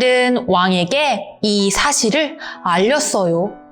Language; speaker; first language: Korean; native; Korean